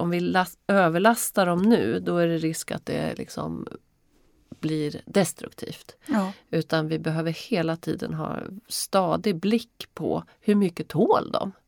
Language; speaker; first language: Swedish; native; Swedish